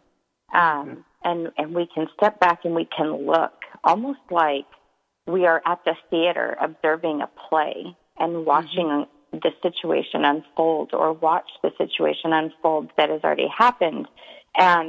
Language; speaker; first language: English; native; English